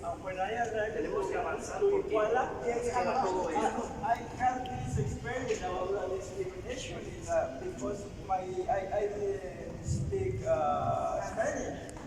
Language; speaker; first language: English; non-native, learner; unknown